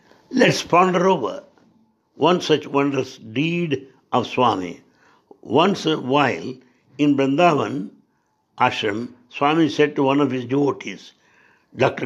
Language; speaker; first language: English; non-native, local second language; Telugu